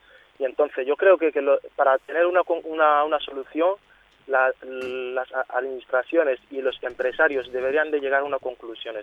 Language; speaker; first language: Spanish; non-native, learner; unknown